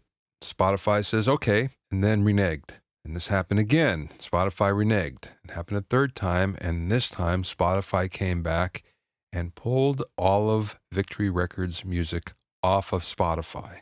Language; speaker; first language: English; native; English